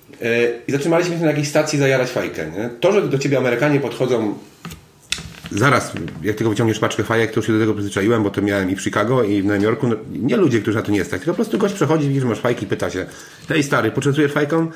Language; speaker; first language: Polish; native; Polish